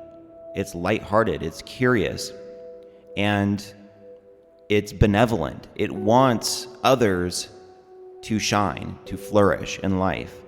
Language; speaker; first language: English; native; English